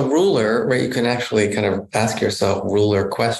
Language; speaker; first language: English; native; English